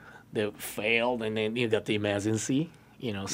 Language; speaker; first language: English; non-native, learner; Japanese